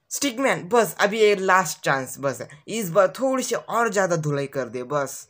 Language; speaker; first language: Hindi; non-native, local second language; Marathi